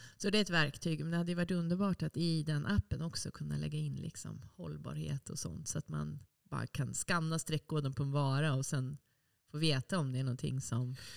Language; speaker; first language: Swedish; native; Swedish